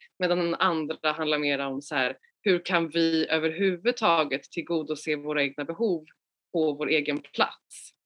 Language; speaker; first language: Swedish; native; Swedish